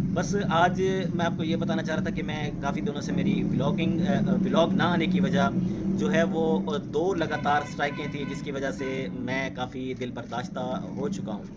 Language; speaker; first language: Urdu; non-native, local second language; Saraiki